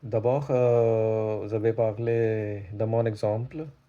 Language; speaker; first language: French; non-native, learner; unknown